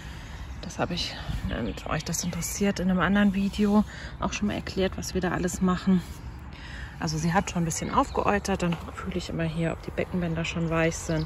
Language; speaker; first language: German; native; German